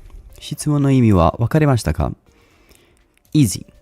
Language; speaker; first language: Japanese; non-native, learner; English